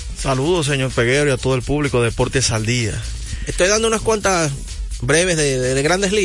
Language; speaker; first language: Spanish; native; Spanish